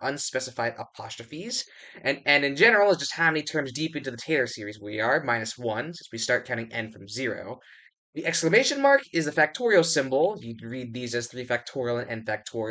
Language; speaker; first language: English; native; English